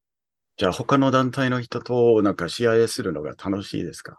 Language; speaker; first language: Japanese; early bilingual, heritage; English